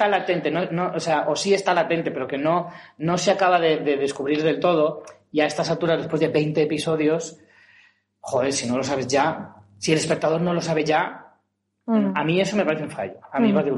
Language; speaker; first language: Spanish; native; Spanish